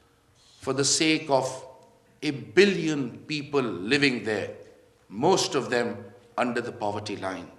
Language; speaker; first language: English; non-native, local second language; Urdu